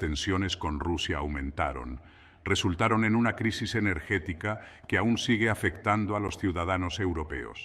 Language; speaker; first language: Spanish; native; Spanish